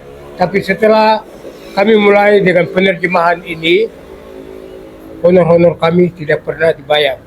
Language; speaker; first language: Indonesian; non-native, local second language; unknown